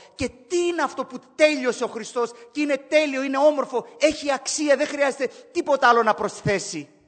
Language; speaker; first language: Greek; native; Greek